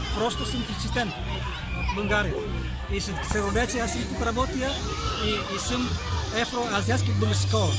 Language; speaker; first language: Bulgarian; non-native, fluent; Vietnamese